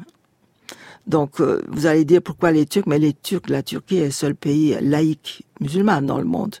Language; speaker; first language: French; non-native, fluent; Turkish